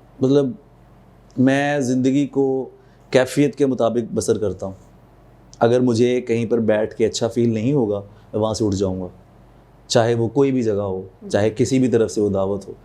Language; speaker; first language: Urdu; non-native, local second language; Punjabi